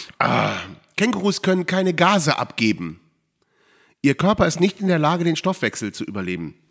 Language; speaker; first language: German; native; German